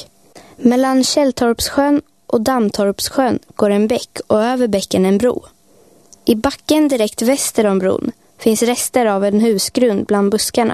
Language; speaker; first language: Swedish; native; Swedish